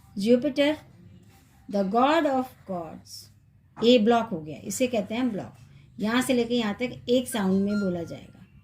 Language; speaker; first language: Hindi; native; Hindi